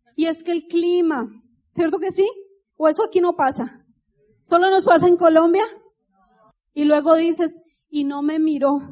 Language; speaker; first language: Spanish; native; Spanish